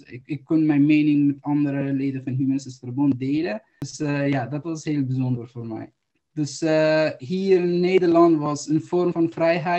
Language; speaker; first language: Dutch; non-native, learner; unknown